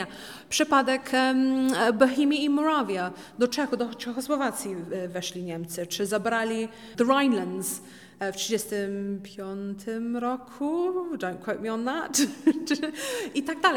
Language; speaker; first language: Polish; early bilingual, heritage; Polish